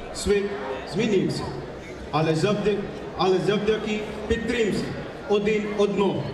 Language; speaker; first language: Ukrainian; non-native, learner; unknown